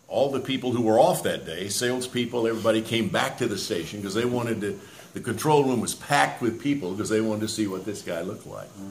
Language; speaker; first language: English; native; English